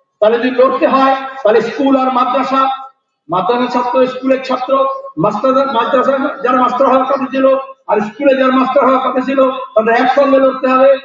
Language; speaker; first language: Bangla; native; Bangla